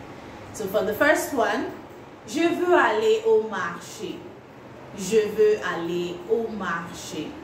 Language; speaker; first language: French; non-native, fluent; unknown